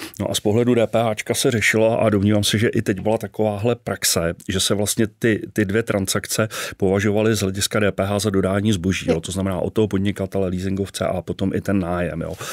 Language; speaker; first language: Czech; native; Czech